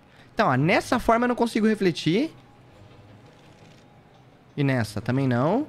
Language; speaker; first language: Portuguese; native; Portuguese